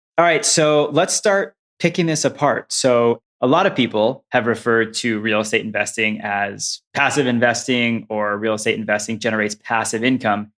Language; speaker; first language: English; native; English